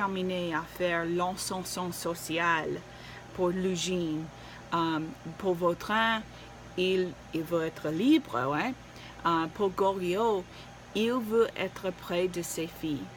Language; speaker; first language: French; non-native, learner; English